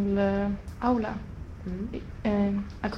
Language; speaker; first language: French; non-native, learner; Swedish